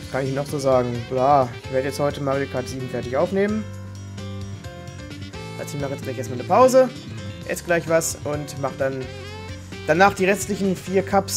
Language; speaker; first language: German; native; German